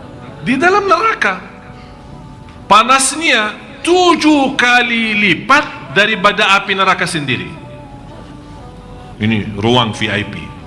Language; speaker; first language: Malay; non-native, fluent; Arabic